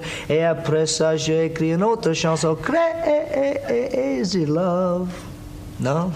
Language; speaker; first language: French; non-native, learner; English